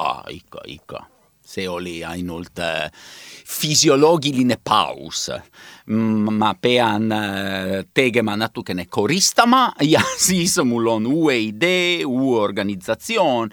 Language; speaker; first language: Estonian; non-native, learner; Italian